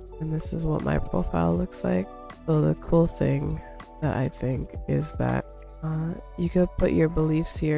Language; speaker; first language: English; native; English